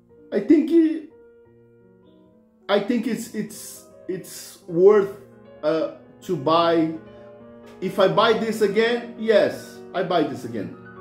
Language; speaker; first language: English; non-native, fluent; Portuguese